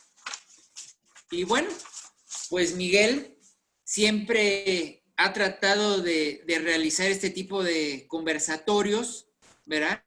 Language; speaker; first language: Spanish; native; Spanish